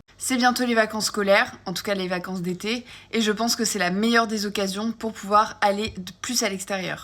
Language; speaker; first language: French; native; French